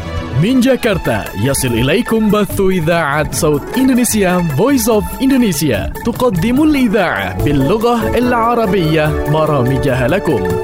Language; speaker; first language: Arabic; non-native, fluent; Indonesian